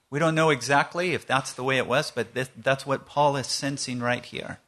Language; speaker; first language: English; native; English